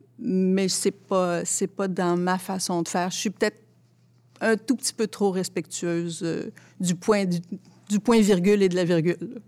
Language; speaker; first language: French; early bilingual, other home language; Arabic